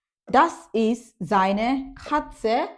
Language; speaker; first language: German; non-native, learner; English